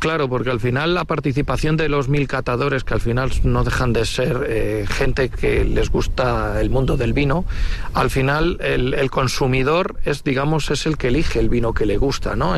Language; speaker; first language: Spanish; native; Spanish